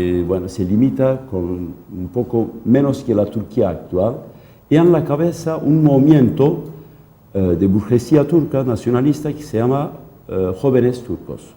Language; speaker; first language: Spanish; non-native, local second language; Kurdish